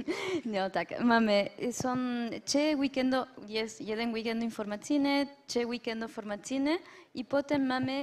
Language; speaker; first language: Polish; non-native, learner; French